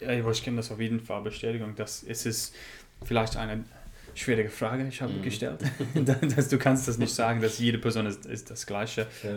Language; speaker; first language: German; non-native, learner; English